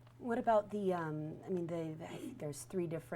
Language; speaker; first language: English; native; English